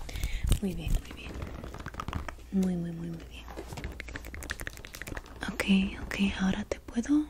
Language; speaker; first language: Spanish; early bilingual, heritage; Spanish